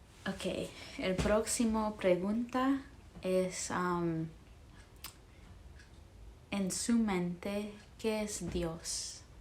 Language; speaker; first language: Spanish; early bilingual, heritage; English